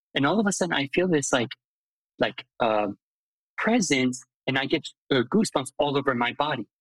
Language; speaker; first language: English; non-native, fluent; Hungarian